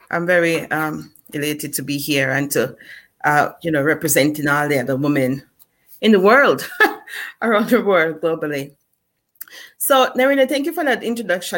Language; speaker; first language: English; non-native, local second language; Jamaican Creole English